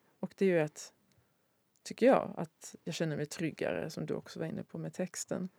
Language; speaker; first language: Swedish; native; Swedish